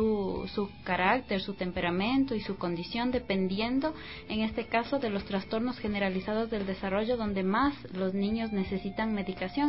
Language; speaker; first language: Spanish; native; Spanish